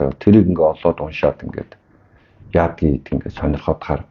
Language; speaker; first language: Mongolian; native; Mongolian